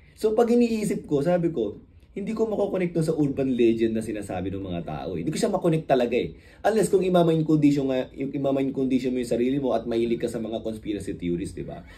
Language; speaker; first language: Filipino; native; Filipino